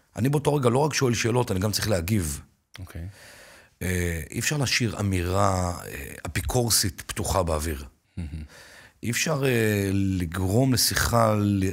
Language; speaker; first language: Hebrew; native; Hebrew